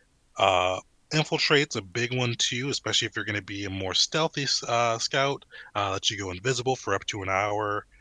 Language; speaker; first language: English; native; English